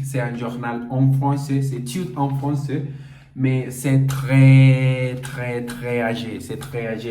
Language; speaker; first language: French; non-native, learner; Portuguese